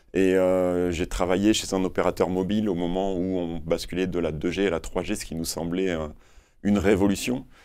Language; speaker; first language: French; native; French